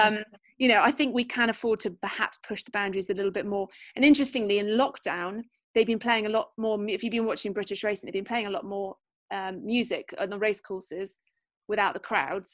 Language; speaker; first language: English; native; English